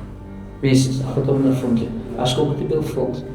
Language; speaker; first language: Russian; non-native, learner; Dutch